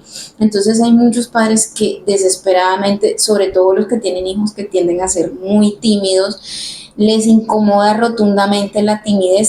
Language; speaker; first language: Spanish; native; Spanish